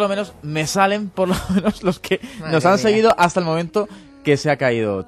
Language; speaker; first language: Spanish; native; Spanish